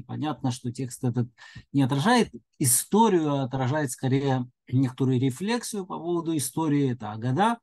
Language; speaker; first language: Russian; native; Russian